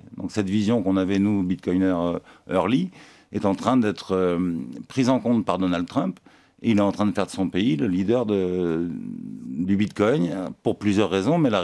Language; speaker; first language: French; native; French